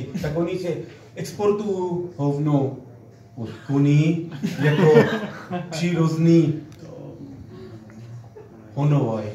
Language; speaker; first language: Czech; non-native, learner; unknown